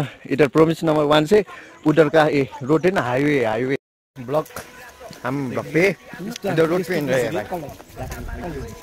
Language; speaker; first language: Hindi; non-native, learner; Nepali